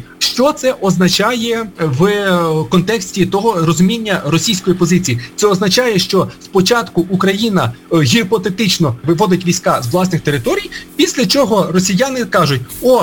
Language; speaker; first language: Ukrainian; native; Ukrainian